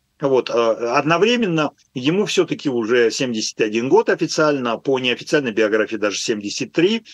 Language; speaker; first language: Russian; native; Russian